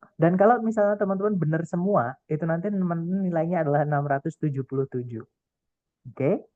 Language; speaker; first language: Indonesian; non-native, local second language; Javanese